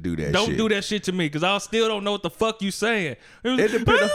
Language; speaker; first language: English; native; English